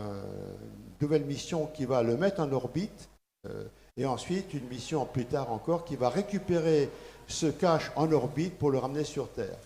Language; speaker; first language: French; native; French